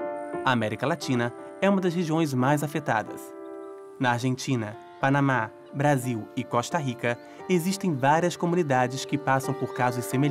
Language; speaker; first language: Portuguese; native; Portuguese